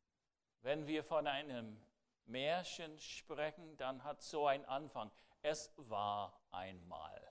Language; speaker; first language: German; non-native, fluent; English